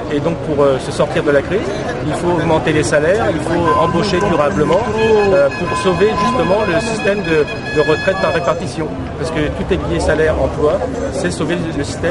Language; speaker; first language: French; native; French